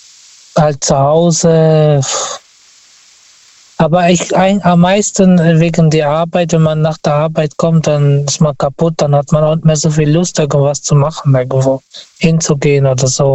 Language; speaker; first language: German; non-native, learner; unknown